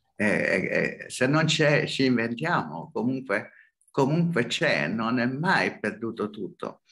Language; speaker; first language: Italian; non-native, fluent; Hungarian